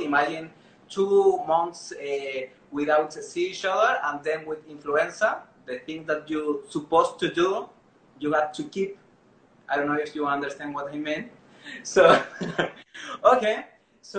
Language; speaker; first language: English; non-native, learner; Spanish